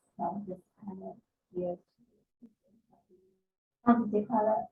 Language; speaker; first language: English; non-native, learner; Chinese